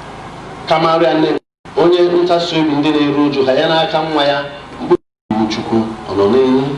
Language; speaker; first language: Igbo; native; Igbo